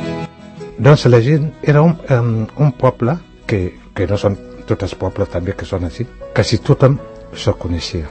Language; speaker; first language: Catalan; non-native, fluent; Wolof